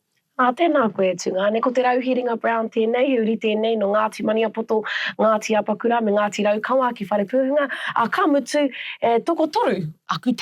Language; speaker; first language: Māori; non-native, local second language; English